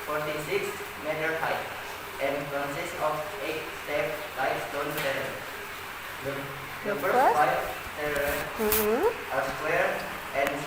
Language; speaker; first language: English; non-native, learner; Indonesian